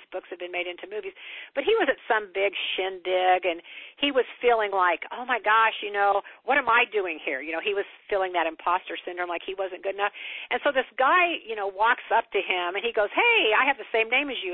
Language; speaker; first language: English; native; English